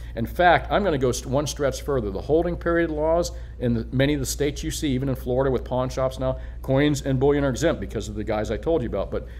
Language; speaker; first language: English; native; English